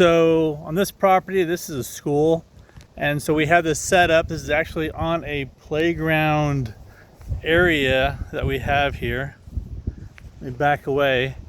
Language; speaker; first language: English; native; English